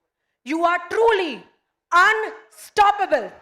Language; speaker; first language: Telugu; non-native, learner; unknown